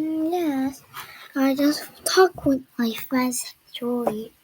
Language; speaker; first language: English; non-native, learner; Korean